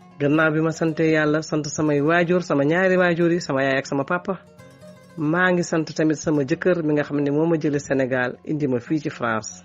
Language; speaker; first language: Wolof; non-native, local second language; Fula